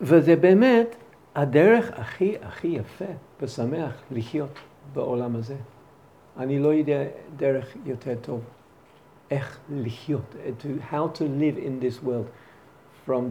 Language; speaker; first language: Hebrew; non-native, fluent; English